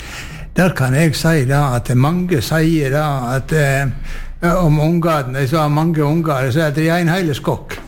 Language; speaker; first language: Norwegian; native; Norwegian